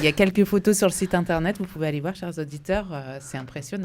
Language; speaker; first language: French; native; French